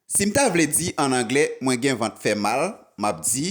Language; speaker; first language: Haitian Creole; native; Haitian Creole